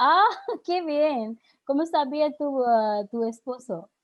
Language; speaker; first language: Spanish; non-native, learner; Hindi